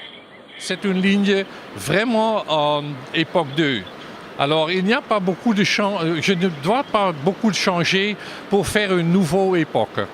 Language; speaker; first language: French; non-native, learner; German